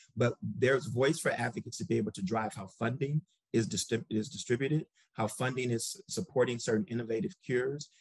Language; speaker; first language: English; native; English